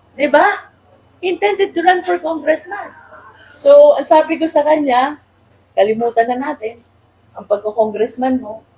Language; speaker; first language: Filipino; native; Filipino